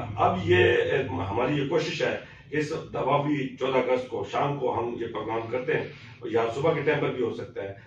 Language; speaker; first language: Urdu; non-native, local second language; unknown